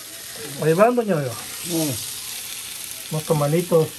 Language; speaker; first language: Spanish; native; Spanish